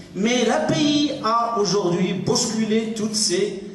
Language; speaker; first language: French; non-native, local second language; Arabic